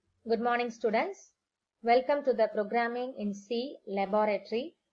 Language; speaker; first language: English; non-native, local second language; Tamil